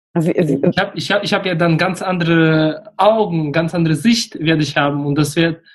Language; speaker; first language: German; early bilingual, other home language; Russian